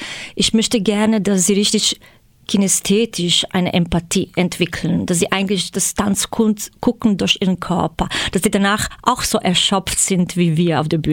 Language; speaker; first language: German; non-native, fluent; Croatian